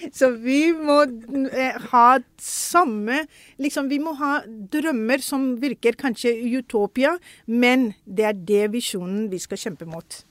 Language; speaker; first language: Norwegian; non-native, fluent; Urdu